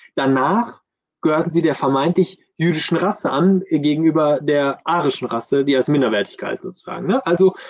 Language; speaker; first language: German; early bilingual, other home language; Persian